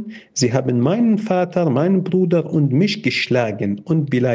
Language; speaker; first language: German; non-native, fluent; Arabic